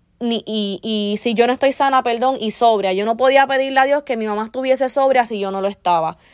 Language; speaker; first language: Spanish; early bilingual, heritage; Spanish